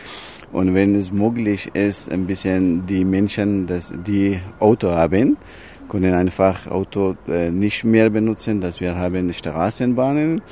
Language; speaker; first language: German; non-native, learner; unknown